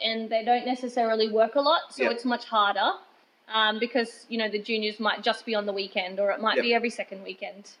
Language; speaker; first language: English; native; English